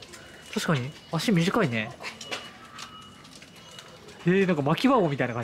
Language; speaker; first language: Japanese; native; Japanese